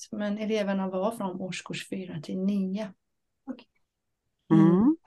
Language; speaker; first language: Swedish; non-native, fluent; Persian